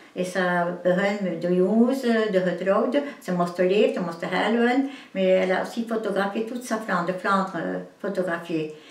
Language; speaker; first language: Dutch; early bilingual, heritage; French